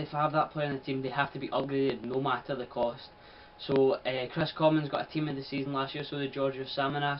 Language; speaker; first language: English; native; English